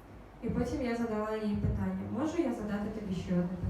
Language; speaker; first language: Ukrainian; native; Ukrainian